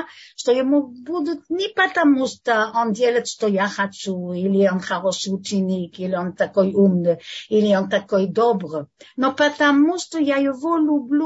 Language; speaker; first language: Russian; non-native, fluent; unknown